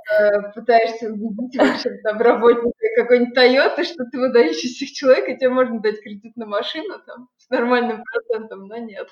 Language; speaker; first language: Russian; native; Russian